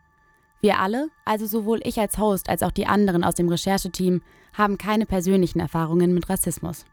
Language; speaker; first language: German; native; German